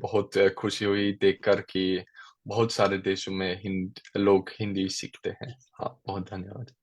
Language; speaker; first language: Hindi; non-native, learner; German